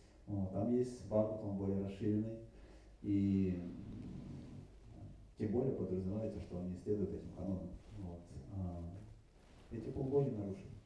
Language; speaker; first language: Russian; native; Russian